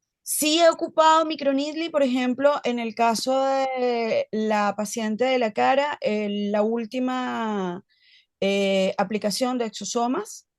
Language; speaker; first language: Spanish; native; Spanish